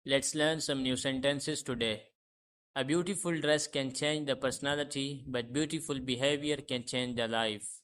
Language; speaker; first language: English; non-native, local second language; Urdu